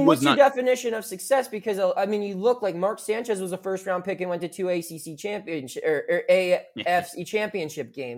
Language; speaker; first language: English; native; English